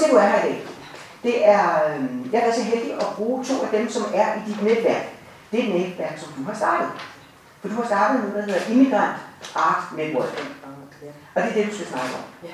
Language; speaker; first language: Danish; native; Danish